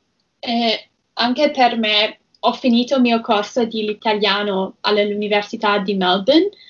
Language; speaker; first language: Italian; non-native, learner; English